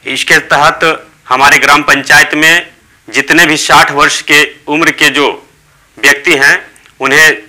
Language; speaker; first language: Hindi; native; Hindi